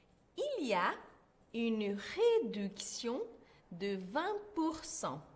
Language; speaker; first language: French; non-native, fluent; Portuguese